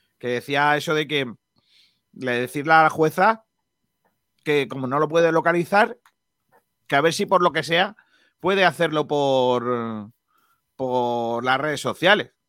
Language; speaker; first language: Spanish; native; Spanish